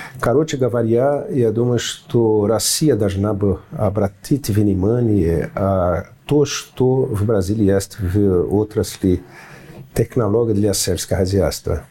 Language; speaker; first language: Russian; non-native, fluent; Portuguese